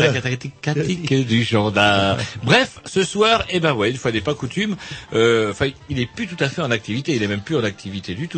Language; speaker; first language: French; native; French